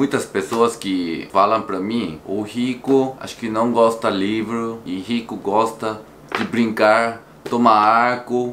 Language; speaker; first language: Portuguese; non-native, fluent; Korean